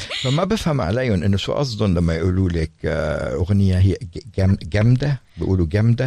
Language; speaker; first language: Arabic; native; Arabic